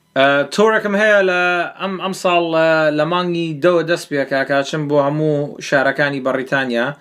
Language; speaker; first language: Central Kurdish; early bilingual, heritage; Central Kurdish